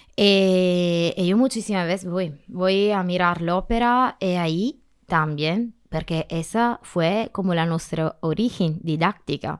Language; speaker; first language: Spanish; non-native, learner; Italian